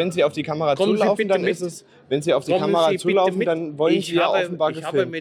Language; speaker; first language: German; native; German